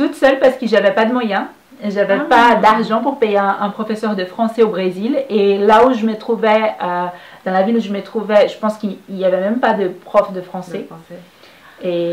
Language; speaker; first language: French; non-native, fluent; Portuguese